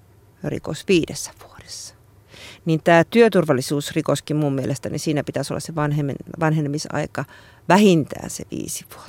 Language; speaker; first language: Finnish; native; Finnish